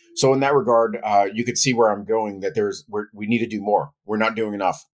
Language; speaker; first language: English; native; English